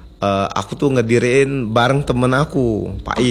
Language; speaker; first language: Indonesian; native; Indonesian